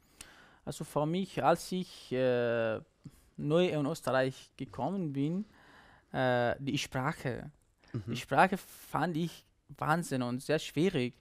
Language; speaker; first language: German; non-native, learner; Persian